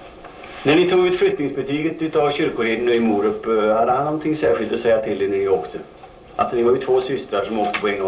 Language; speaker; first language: Swedish; native; Swedish